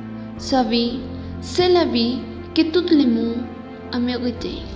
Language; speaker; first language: French; non-native, learner; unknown